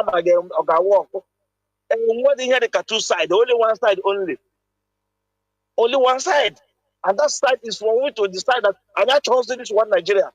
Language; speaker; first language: English; non-native, local second language; Igbo